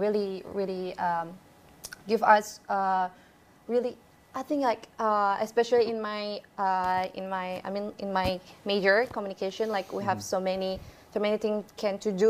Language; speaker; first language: English; non-native, fluent; Indonesian